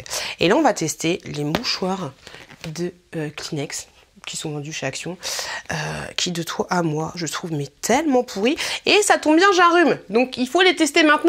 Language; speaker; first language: French; native; French